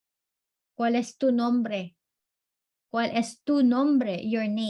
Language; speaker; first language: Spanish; non-native, fluent; Filipino